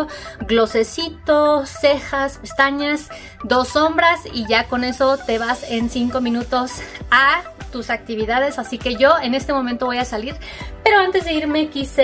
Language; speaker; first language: Spanish; native; Spanish